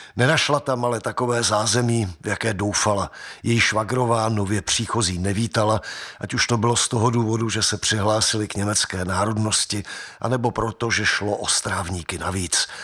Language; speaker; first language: Czech; native; Czech